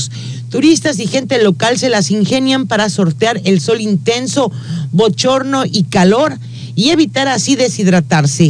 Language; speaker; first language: Spanish; native; Spanish